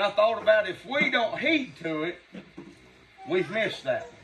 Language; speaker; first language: English; native; English